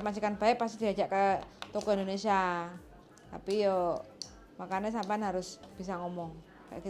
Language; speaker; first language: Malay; non-native, local second language; Javanese